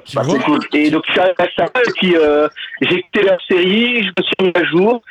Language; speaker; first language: French; native; French